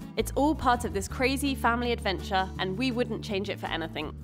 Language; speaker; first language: English; native; English